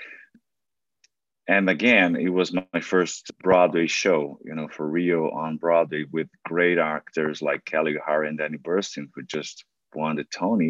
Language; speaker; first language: English; non-native, fluent; Portuguese